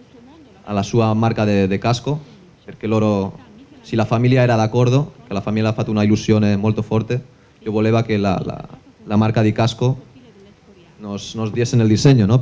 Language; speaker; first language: Italian; non-native, fluent; Spanish